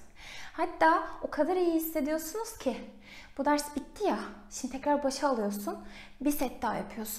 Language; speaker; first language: Turkish; native; Turkish